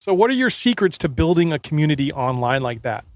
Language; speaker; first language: English; native; English